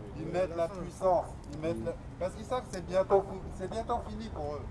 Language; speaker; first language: French; native; French